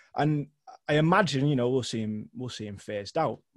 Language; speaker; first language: English; native; English